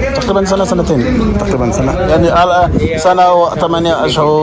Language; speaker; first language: Arabic; non-native, learner; French